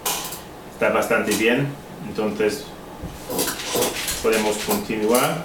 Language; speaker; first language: Spanish; non-native, fluent; English